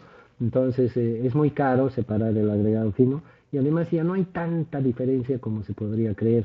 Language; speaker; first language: Spanish; native; Spanish